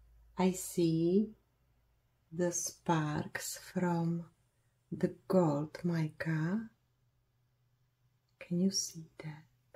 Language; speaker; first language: English; non-native, fluent; Czech